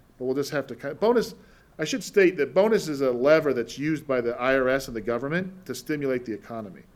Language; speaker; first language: English; native; English